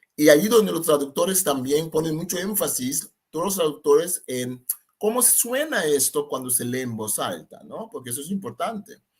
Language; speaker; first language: Spanish; non-native, fluent; Papiamento